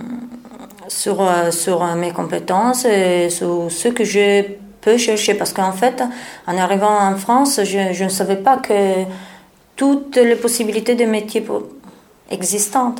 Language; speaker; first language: French; non-native, learner; Italian